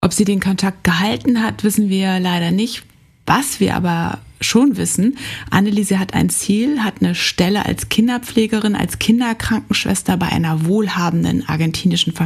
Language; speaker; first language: German; native; German